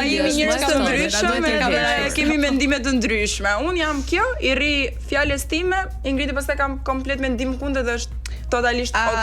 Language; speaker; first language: Albanian; native; Albanian